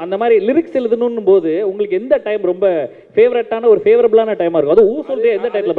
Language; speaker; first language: Tamil; native; Tamil